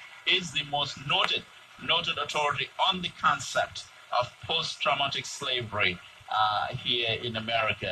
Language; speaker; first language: English; native; English